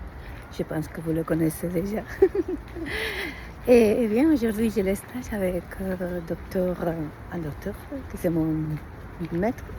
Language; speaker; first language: French; non-native, fluent; Spanish